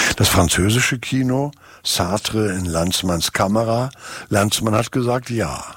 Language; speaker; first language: German; native; German